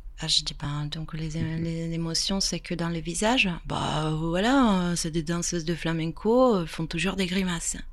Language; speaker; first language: French; non-native, fluent; Italian